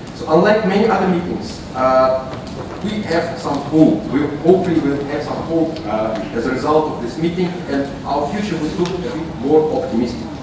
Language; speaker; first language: English; non-native, fluent; Russian